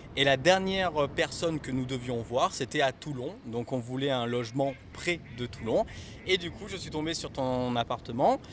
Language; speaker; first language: French; native; French